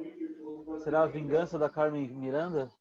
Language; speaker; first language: Portuguese; native; Portuguese